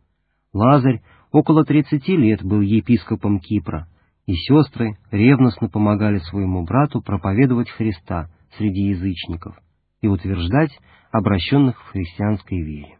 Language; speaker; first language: Russian; native; Russian